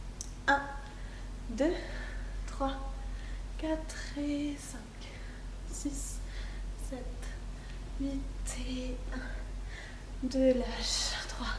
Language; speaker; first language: French; native; French